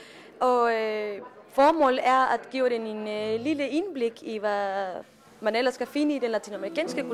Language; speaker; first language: Danish; non-native, fluent; Spanish